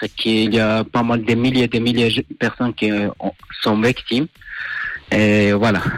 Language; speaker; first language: French; non-native, fluent; Persian